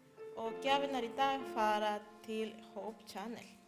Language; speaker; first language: Icelandic; non-native, learner; Spanish